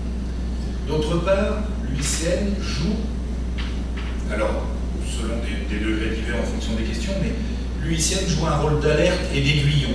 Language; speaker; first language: French; native; French